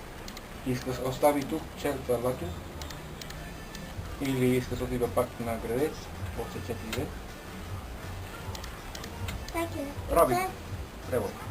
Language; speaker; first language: Bulgarian; non-native, learner; Finnish